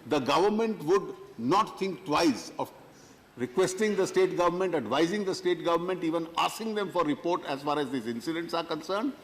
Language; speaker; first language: English; non-native, local second language; Hindi